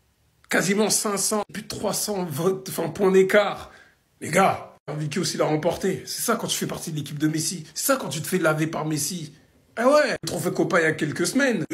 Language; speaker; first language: French; native; French